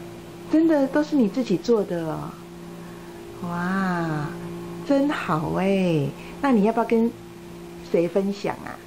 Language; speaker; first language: Chinese; native; Chinese